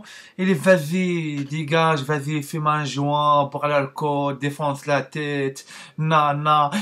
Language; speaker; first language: French; non-native, learner; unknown